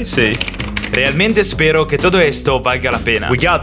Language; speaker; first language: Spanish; non-native, learner; Italian